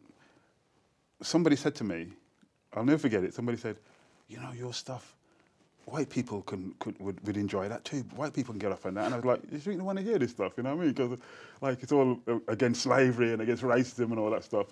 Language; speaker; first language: English; native; English